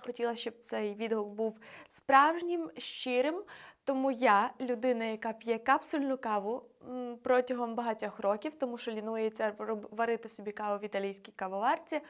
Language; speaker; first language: Ukrainian; native; Ukrainian